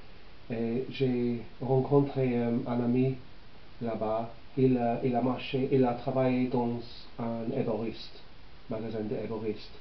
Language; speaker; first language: French; non-native, learner; English